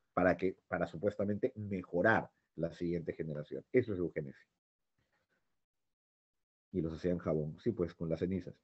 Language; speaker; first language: Spanish; native; Spanish